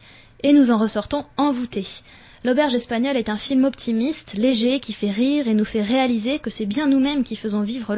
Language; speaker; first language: French; native; French